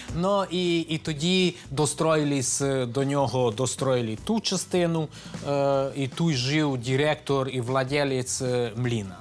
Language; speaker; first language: Ukrainian; non-native, local second language; Hungarian